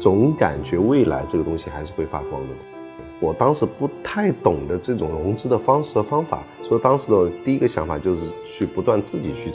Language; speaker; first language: Chinese; native; Chinese